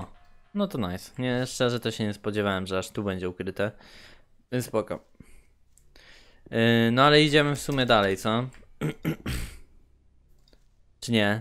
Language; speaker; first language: Polish; native; Polish